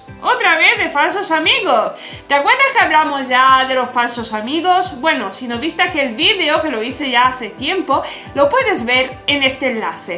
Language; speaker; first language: Spanish; non-native, fluent; Italian